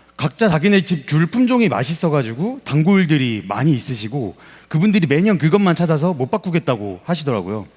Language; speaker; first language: Korean; native; Korean